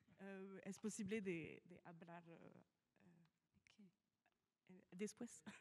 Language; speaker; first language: Spanish; non-native, learner; French